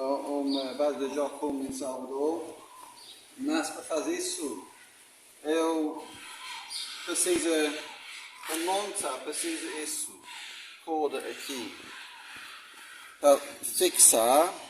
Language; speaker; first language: Portuguese; non-native, learner; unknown